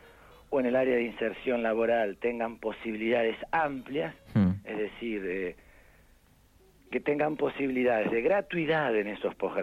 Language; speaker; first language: Spanish; native; Spanish